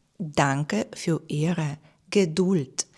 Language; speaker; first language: German; non-native, fluent; Ukrainian